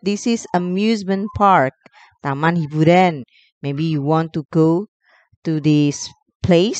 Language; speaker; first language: English; non-native, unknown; Indonesian